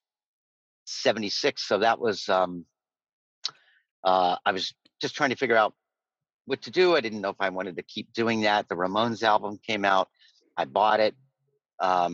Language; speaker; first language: English; native; English